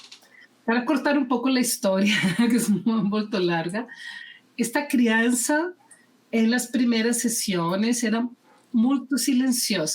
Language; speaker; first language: Portuguese; non-native, fluent; Spanish